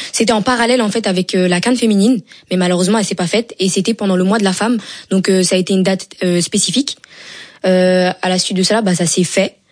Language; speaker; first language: French; early bilingual, other home language; Wolof